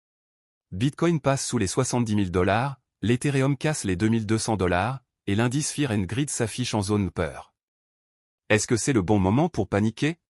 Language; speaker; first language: French; native; French